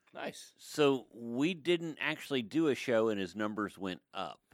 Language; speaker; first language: English; native; English